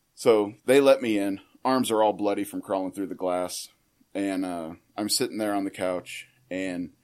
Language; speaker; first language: English; native; English